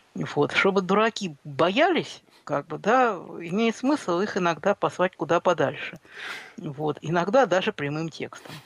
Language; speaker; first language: Russian; native; Russian